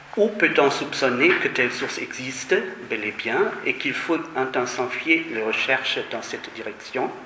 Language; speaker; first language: French; non-native, fluent; German